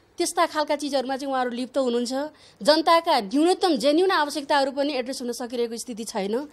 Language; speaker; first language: Nepali; native; Nepali